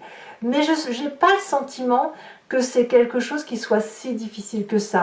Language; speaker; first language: French; native; French